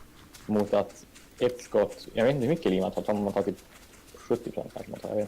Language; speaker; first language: Swedish; native; Swedish